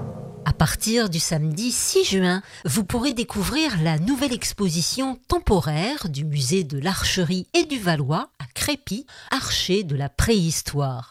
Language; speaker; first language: French; native; French